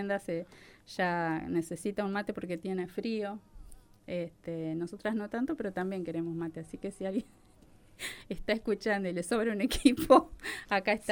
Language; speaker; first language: Spanish; native; Spanish